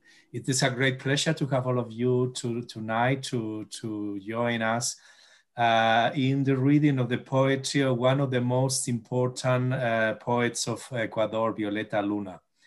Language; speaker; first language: English; non-native, fluent; Spanish